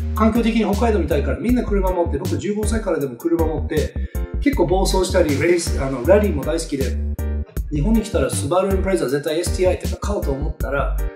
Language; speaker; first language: Japanese; non-native, fluent; English